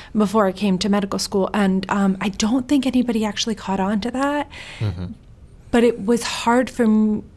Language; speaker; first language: English; early bilingual, heritage; Swedish